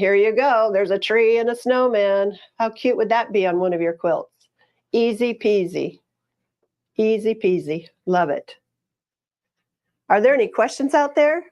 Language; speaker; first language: English; native; English